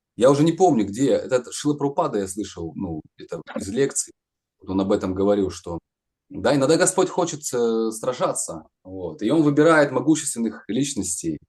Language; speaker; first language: Russian; native; Russian